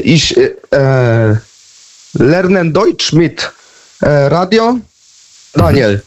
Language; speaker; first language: German; non-native, learner; Polish